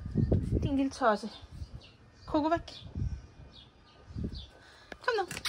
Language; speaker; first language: Danish; native; Danish